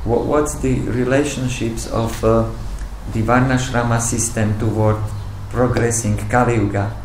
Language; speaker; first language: English; non-native, learner; Slovak